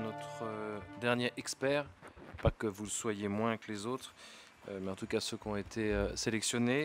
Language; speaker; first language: French; native; French